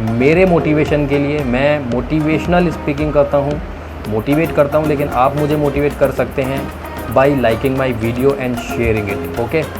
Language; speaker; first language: Hindi; native; Hindi